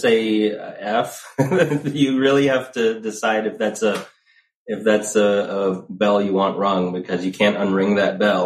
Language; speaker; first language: English; native; English